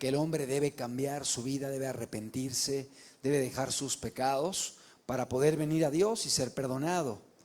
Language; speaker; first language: Spanish; native; Spanish